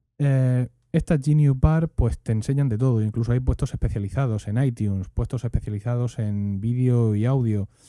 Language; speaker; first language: Spanish; native; Spanish